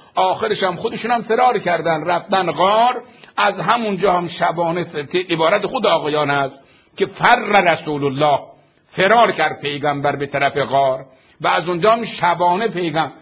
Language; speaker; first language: Persian; native; Persian